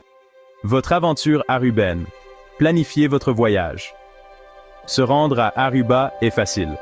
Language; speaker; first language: French; native; French